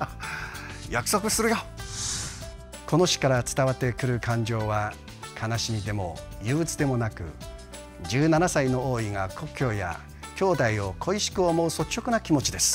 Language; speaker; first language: Japanese; non-native, fluent; Chinese